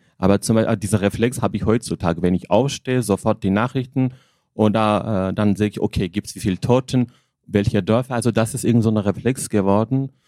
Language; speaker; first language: German; non-native, fluent; Armenian